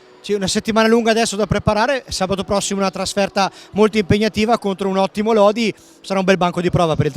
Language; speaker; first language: Italian; native; Italian